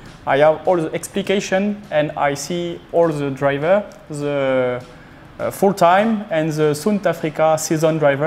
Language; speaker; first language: English; non-native, learner; French